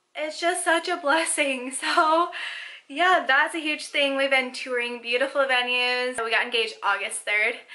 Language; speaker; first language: English; native; English